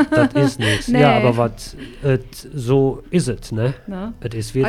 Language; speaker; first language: German; native; German